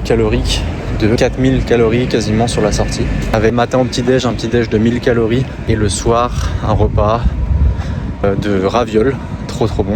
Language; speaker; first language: French; native; French